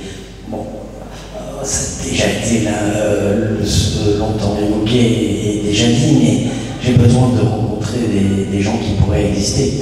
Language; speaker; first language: French; native; French